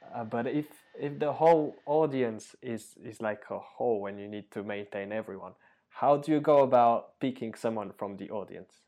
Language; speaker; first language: English; non-native, fluent; Bulgarian